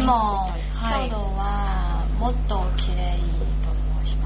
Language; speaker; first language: Japanese; non-native, learner; Chinese